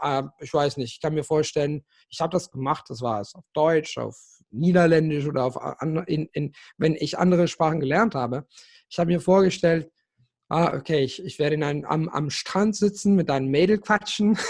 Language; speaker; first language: German; non-native, fluent; Italian